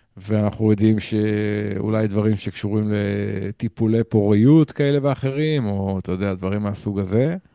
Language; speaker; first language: Hebrew; native; Hebrew